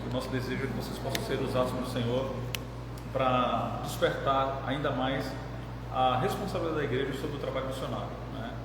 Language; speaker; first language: Portuguese; native; Portuguese